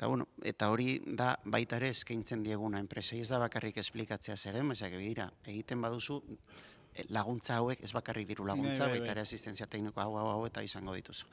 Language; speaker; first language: Basque; non-native, local second language; Spanish